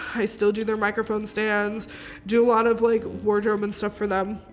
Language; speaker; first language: English; native; English